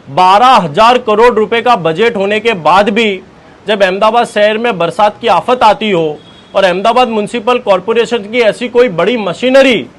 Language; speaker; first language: Hindi; non-native, local second language; Gujarati